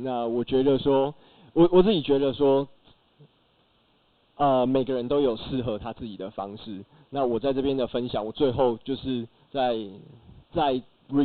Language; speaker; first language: Chinese; native; Chinese